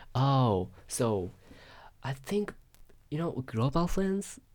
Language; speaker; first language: English; non-native, learner; Japanese